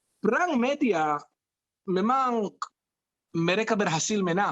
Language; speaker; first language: Indonesian; non-native, fluent; Hebrew